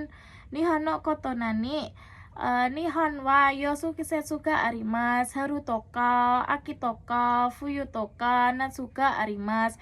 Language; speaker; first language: Japanese; non-native, learner; Indonesian